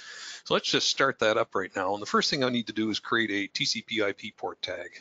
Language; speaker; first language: English; native; English